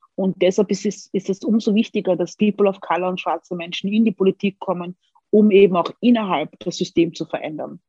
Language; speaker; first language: German; early bilingual, other home language; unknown